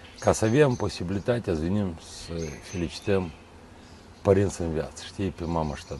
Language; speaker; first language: Romanian; non-native, local second language; Russian